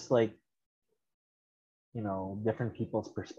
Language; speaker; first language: English; early bilingual, other home language; Filipino